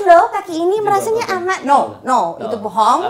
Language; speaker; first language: Indonesian; non-native, fluent; English